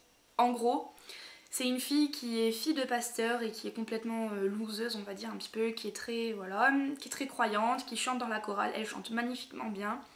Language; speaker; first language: French; native; French